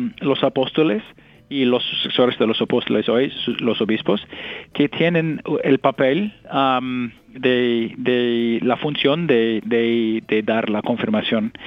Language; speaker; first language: Spanish; non-native, fluent; English